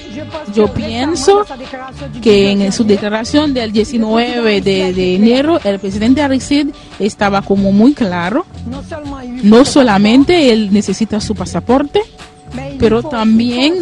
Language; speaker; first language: Spanish; non-native, fluent; French